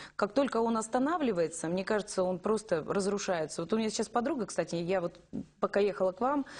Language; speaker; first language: Russian; native; Russian